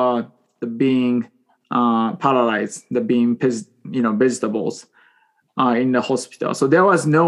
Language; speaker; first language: English; non-native, fluent; Japanese